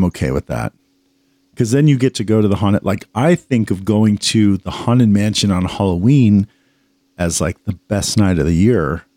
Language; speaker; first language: English; native; English